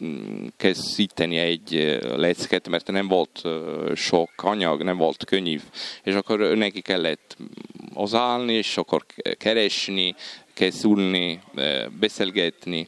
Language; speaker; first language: Hungarian; non-native, fluent; Italian